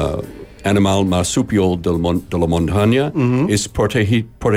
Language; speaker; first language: Spanish; non-native, learner; English